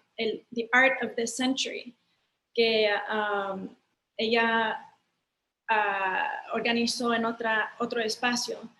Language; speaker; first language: Spanish; early bilingual, heritage; Spanish